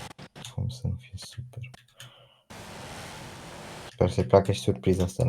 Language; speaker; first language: Romanian; native; Romanian